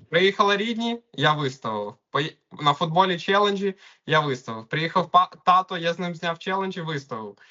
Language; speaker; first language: Ukrainian; non-native, local second language; Russian